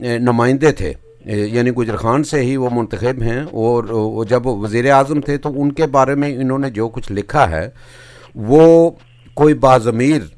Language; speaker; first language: Urdu; non-native, local second language; Punjabi